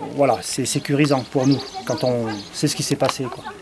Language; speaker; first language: French; native; French